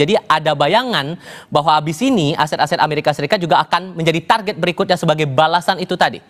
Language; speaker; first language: Indonesian; native; Indonesian